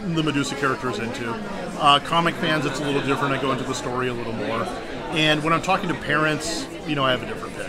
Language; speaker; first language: English; native; English